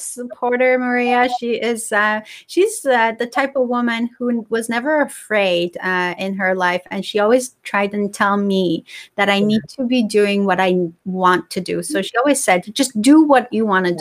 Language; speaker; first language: English; non-native, fluent; Persian